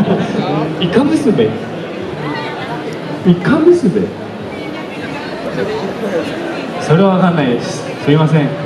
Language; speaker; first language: Japanese; non-native, fluent; French